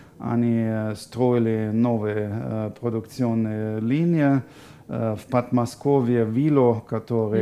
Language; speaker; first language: Russian; non-native, fluent; German